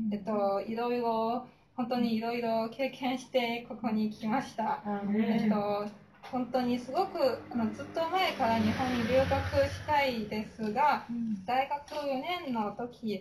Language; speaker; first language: Japanese; non-native, fluent; Chinese